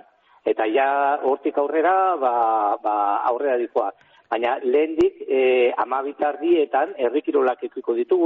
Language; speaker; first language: Basque; native; Basque